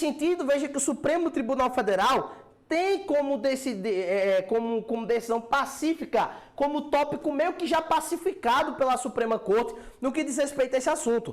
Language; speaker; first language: Portuguese; native; Portuguese